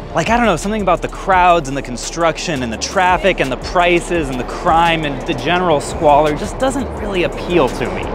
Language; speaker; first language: English; native; English